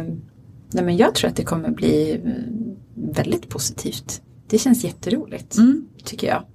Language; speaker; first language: Swedish; native; Swedish